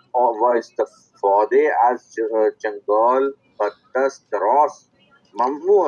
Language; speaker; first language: Persian; non-native, learner; Urdu